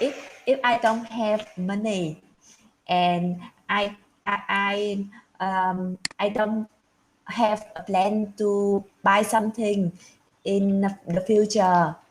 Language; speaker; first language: English; non-native, learner; Vietnamese